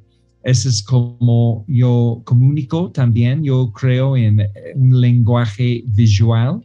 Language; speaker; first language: Spanish; non-native, fluent; English